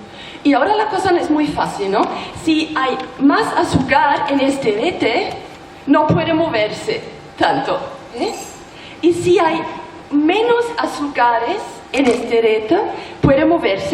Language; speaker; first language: Spanish; non-native, learner; German